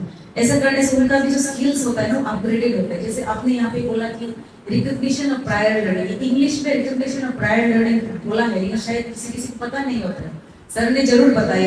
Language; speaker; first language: Hindi; non-native, local second language; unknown